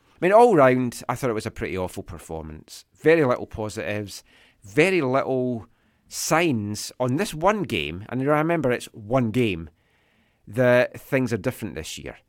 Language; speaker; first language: English; native; English